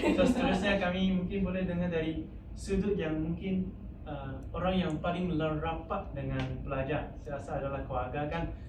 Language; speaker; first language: Malay; non-native, local second language; Chinese